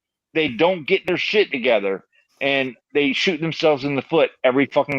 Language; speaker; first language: English; native; English